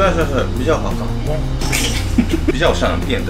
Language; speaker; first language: Chinese; non-native, learner; Japanese